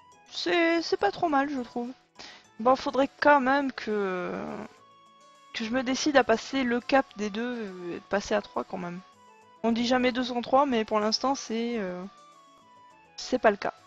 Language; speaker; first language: French; native; French